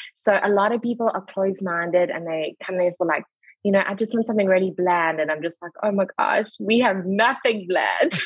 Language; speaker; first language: English; native; English